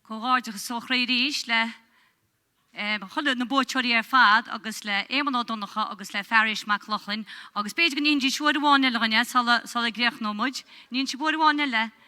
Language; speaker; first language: Irish; native; Irish